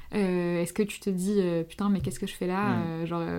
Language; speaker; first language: French; native; French